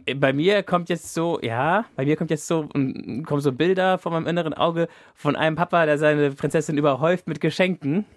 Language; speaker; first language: German; native; German